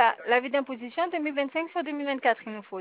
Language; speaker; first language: French; native; French